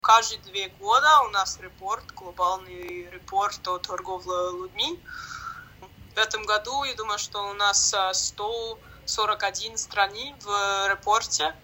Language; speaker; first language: Russian; non-native, learner; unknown